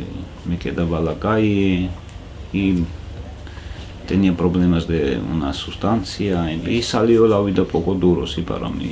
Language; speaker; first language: Spanish; non-native, learner; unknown